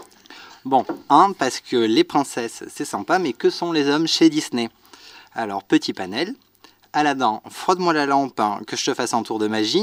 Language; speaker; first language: French; native; French